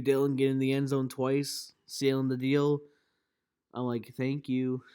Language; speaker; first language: English; native; English